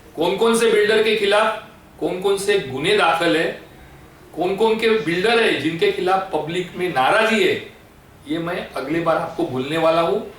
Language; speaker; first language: Hindi; non-native, local second language; Marathi